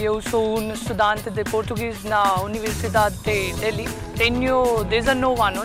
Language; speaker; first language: Portuguese; non-native, learner; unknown